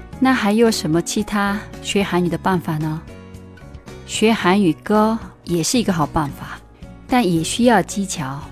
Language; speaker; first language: Chinese; non-native, fluent; Korean